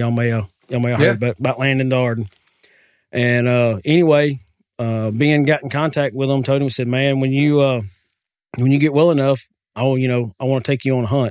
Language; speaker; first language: English; native; English